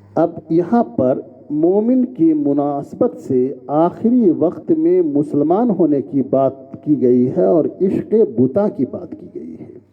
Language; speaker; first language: Urdu; native; Urdu